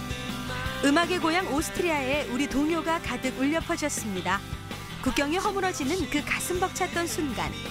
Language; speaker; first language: Korean; native; Korean